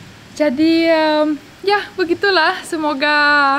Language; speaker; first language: Indonesian; non-native, fluent; Romanian